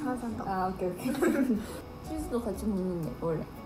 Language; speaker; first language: Korean; non-native, fluent; Japanese